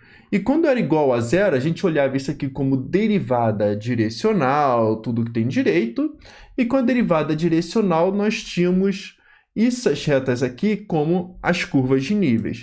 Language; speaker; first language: Portuguese; native; Portuguese